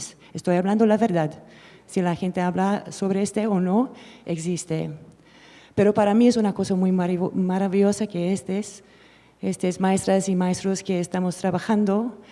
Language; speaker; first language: Spanish; non-native, fluent; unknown